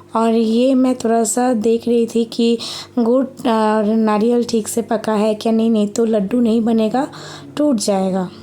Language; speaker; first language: Hindi; non-native, local second language; Bangla